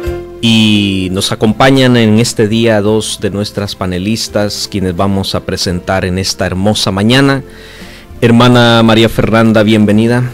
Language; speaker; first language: Spanish; native; Spanish